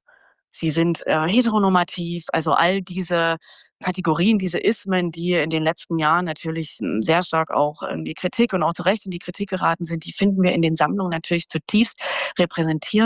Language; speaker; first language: German; native; German